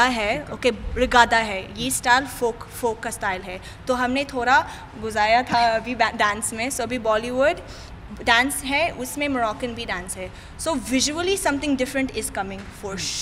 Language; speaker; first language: Hindi; non-native, fluent; Arabic